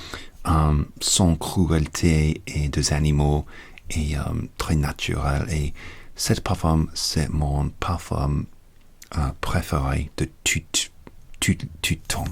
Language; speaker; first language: French; non-native, learner; English